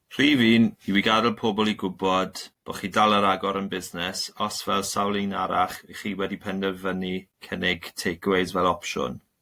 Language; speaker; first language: Welsh; non-native, local second language; English